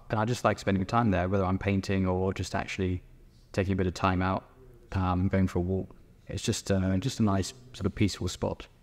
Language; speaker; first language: English; native; English